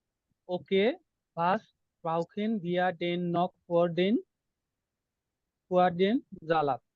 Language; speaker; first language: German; non-native, learner; Bangla